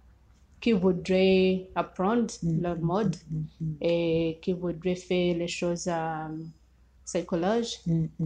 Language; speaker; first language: French; non-native, learner; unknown